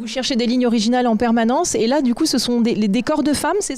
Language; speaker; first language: French; native; French